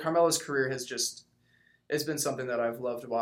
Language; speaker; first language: English; native; English